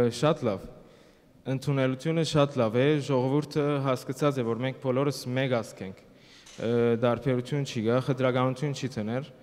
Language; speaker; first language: Armenian; early bilingual, heritage; Armenian